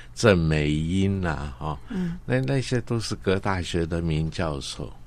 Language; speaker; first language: Chinese; non-native, local second language; Cantonese